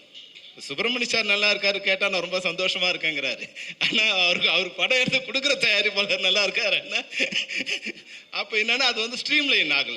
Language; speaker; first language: Tamil; native; Tamil